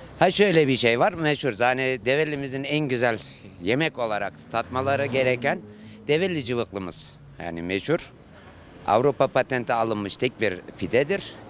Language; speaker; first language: Turkish; native; Turkish